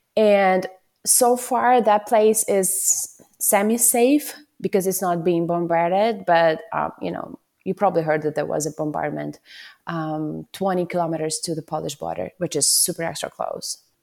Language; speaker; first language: English; non-native, fluent; Ukrainian